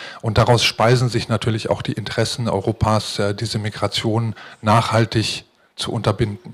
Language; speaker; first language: German; native; German